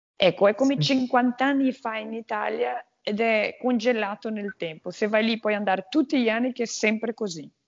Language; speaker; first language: Italian; non-native, fluent; Portuguese